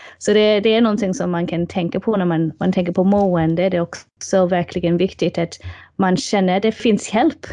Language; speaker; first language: Swedish; non-native, fluent; English